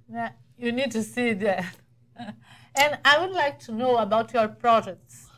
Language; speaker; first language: English; non-native, learner; Portuguese